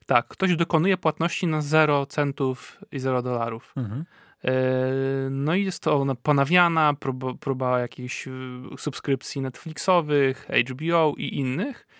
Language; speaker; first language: Polish; native; Polish